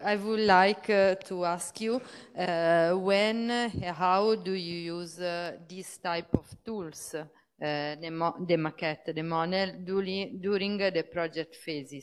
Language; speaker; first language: English; non-native, fluent; Italian